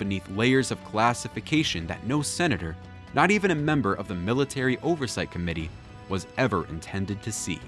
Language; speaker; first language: English; native; English